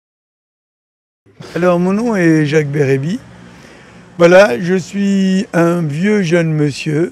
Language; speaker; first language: French; native; French